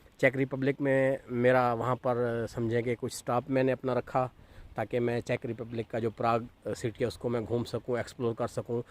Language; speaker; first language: Urdu; non-native, local second language; Saraiki